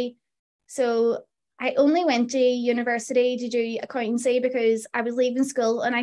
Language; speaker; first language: English; native; English